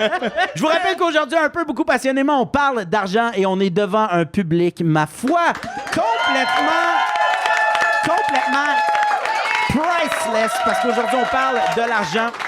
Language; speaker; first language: French; native; French